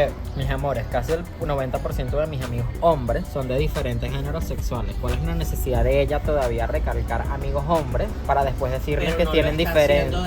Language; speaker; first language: Spanish; native; Spanish